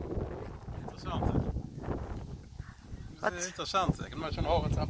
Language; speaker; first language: Dutch; native; Dutch